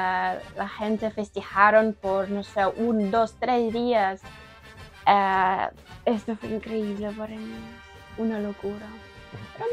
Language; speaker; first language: Spanish; non-native, learner; Ukrainian